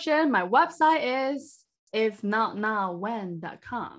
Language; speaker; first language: English; non-native, fluent; Chinese